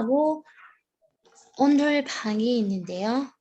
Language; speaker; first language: Korean; non-native, learner; Arabic